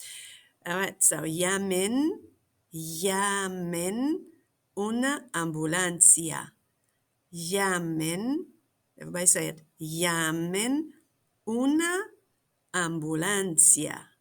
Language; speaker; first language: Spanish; non-native, fluent; English